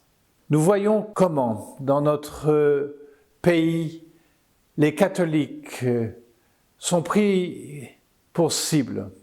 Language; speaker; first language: French; native; French